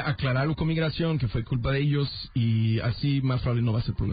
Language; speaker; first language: Spanish; native; Spanish